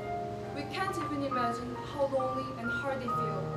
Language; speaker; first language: English; non-native, learner; Korean